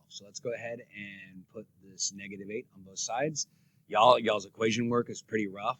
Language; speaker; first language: English; native; English